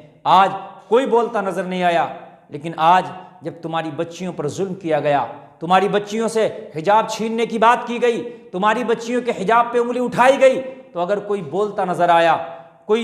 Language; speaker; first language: Urdu; native; Urdu